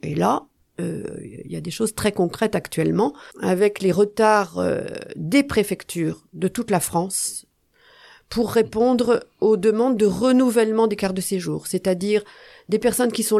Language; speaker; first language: French; native; French